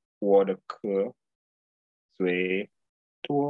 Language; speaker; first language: Chinese; non-native, learner; English